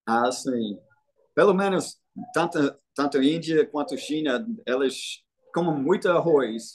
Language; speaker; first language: Portuguese; non-native, fluent; English